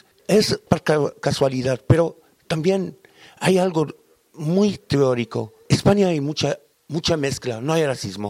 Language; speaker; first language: Spanish; non-native, fluent; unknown